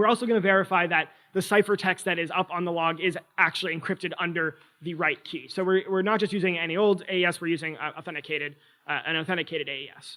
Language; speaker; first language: English; native; English